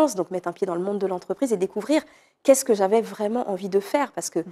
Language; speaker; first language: French; native; French